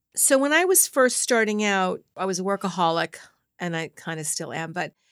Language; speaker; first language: English; native; English